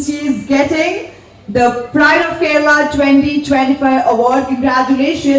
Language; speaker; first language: English; non-native, local second language; Malayalam